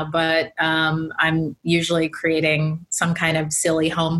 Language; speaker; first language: English; native; English